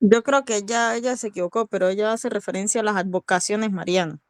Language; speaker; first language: Spanish; native; Spanish